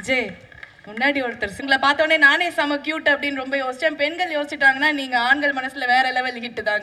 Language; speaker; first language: Tamil; native; Tamil